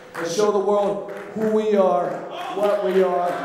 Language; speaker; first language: English; native; English